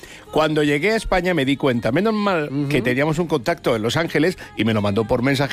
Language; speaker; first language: Spanish; native; Spanish